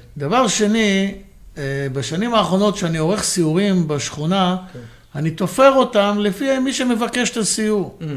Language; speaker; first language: Hebrew; native; Hebrew